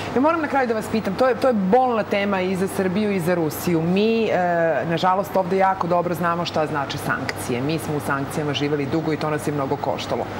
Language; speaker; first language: Serbian; native; Serbian